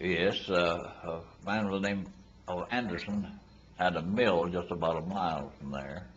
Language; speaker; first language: English; native; English